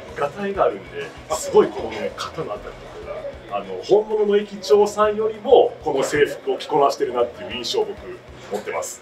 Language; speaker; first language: Japanese; native; Japanese